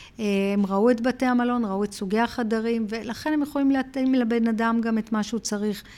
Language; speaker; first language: Hebrew; early bilingual, heritage; Hebrew